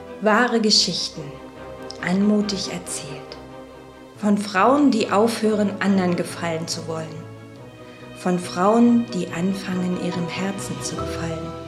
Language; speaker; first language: German; native; German